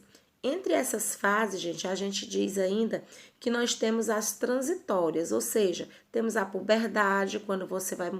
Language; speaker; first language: Portuguese; native; Portuguese